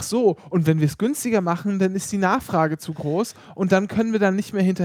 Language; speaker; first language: German; native; German